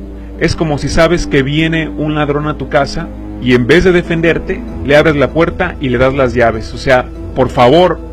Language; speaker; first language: Spanish; native; Spanish